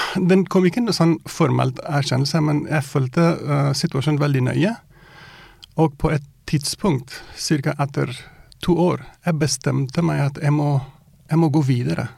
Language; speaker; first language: Norwegian; non-native, fluent; Persian